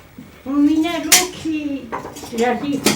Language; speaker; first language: Russian; non-native, local second language; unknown